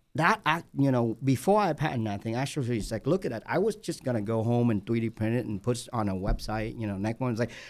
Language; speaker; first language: English; non-native, fluent; Vietnamese